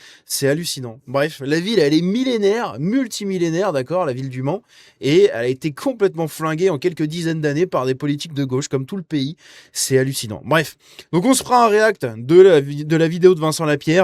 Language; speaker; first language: French; native; French